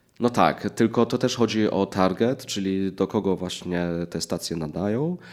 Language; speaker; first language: Polish; early bilingual, heritage; English